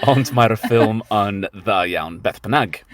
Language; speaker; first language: Welsh; non-native, learner; English